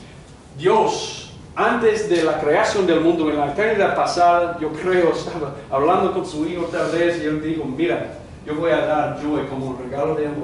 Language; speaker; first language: Spanish; non-native, fluent; English